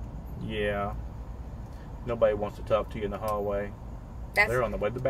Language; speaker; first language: English; native; English